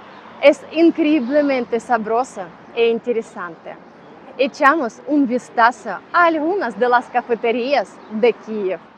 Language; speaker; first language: Spanish; non-native, learner; Ukrainian